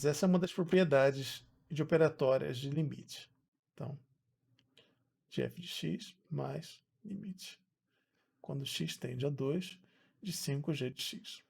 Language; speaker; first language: Portuguese; native; Portuguese